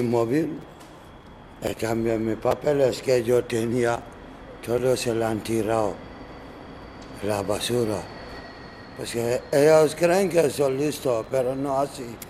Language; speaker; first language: Spanish; non-native, learner; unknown